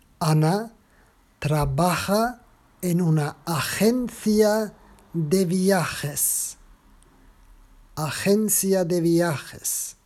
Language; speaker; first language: Spanish; non-native, fluent; Turkish